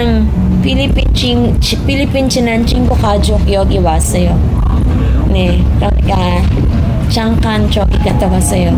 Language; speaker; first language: Korean; non-native, learner; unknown